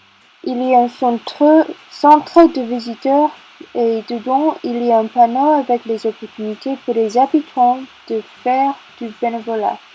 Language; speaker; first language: French; non-native, learner; English